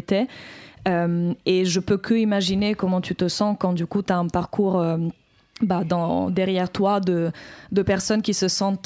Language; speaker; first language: French; native; French